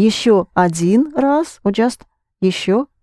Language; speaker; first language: Russian; non-native, fluent; English